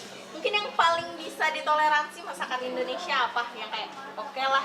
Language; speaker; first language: Indonesian; native; Indonesian